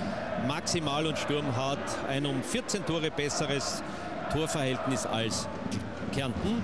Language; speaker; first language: German; native; German